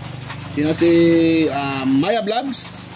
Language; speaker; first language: Filipino; native; Filipino